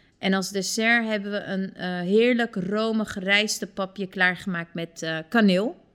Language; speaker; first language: Dutch; early bilingual, other home language; Turkish